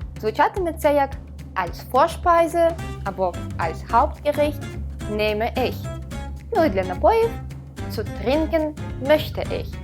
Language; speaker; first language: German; non-native, fluent; Ukrainian